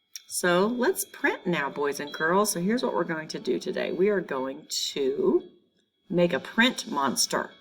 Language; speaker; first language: English; native; English